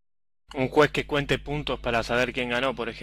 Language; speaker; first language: Spanish; native; Spanish